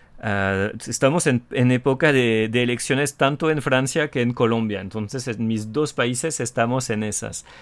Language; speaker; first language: Spanish; non-native, fluent; French